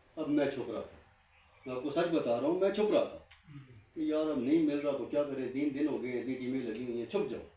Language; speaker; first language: Urdu; native; Urdu